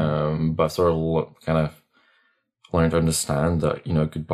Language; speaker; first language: English; non-native, fluent; Latvian